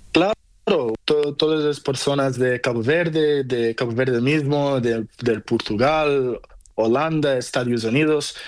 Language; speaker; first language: Spanish; non-native, learner; Portuguese